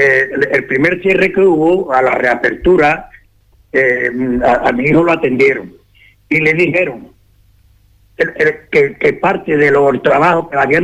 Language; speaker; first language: Spanish; native; Spanish